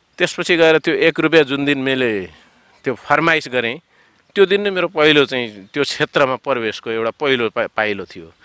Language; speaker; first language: Nepali; native; Nepali